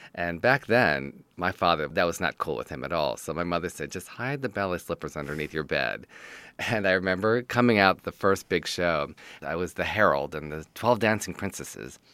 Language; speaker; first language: English; native; English